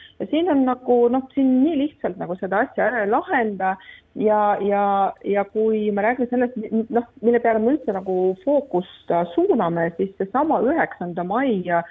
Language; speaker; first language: Estonian; non-native, local second language; Russian